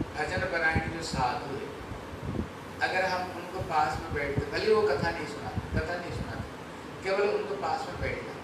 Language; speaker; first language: Hindi; non-native, local second language; Bangla